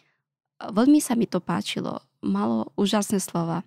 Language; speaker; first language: Slovak; non-native, learner; Pashto